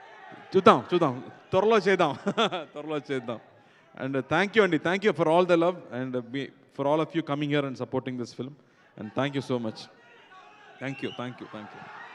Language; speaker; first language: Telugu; non-native, local second language; Tamil